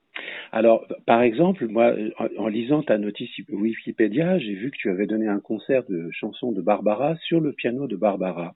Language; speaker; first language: French; native; French